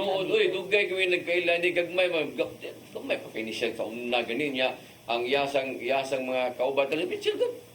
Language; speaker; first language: Cebuano; native; Cebuano